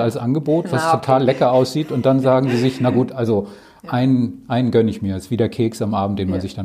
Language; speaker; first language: German; native; German